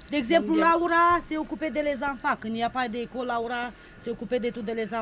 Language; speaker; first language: French; non-native, learner; Romanian